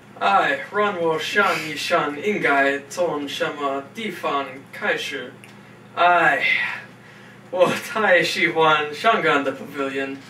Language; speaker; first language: Chinese; non-native, learner; English